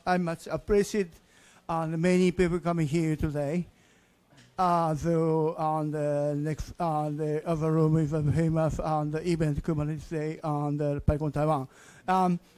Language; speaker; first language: English; non-native, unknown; Japanese